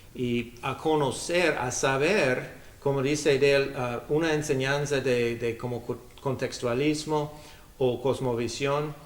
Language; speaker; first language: Spanish; non-native, learner; English